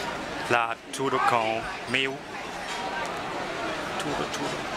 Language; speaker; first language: Portuguese; non-native, fluent; German